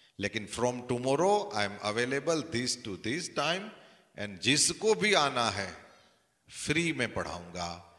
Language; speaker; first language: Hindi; non-native, local second language; Gujarati